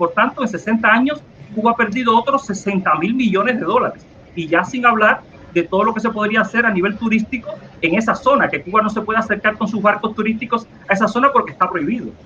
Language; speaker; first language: Spanish; native; Spanish